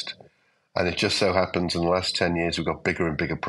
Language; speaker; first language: English; native; English